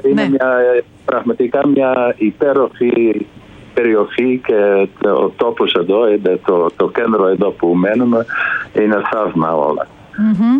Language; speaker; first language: Greek; non-native, fluent; Dutch